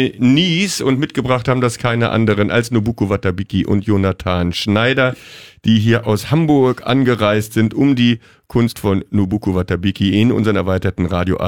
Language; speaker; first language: German; native; German